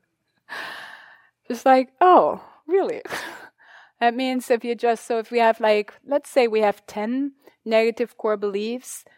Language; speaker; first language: English; non-native, fluent; German